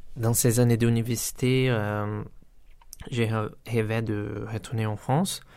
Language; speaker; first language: French; non-native, learner; Portuguese